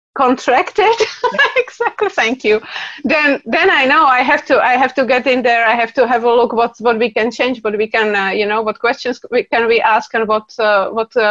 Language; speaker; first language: English; non-native, fluent; Czech